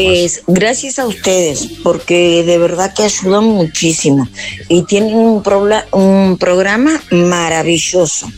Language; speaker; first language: Spanish; native; Spanish